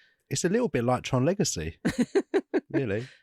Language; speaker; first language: English; native; English